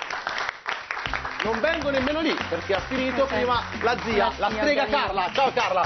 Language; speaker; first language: Italian; native; Italian